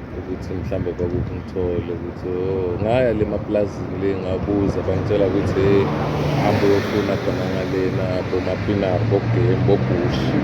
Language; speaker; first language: Zulu; native; Zulu